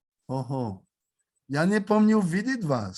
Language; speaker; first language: Russian; non-native, learner; French